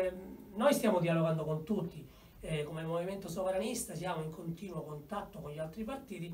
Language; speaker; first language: Italian; native; Italian